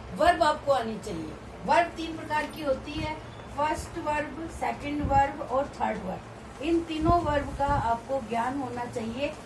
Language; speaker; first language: Hindi; native; Hindi